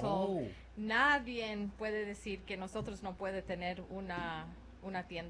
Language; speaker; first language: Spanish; non-native, learner; English